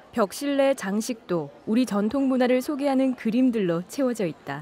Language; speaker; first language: Korean; native; Korean